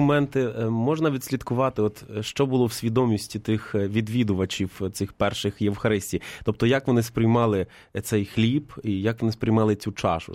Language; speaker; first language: Ukrainian; native; Ukrainian